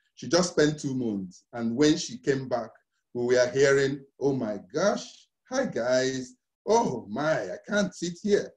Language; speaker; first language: English; non-native, local second language; Igbo